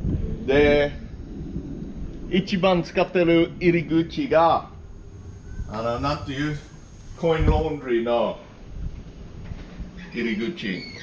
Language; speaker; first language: Japanese; non-native, learner; English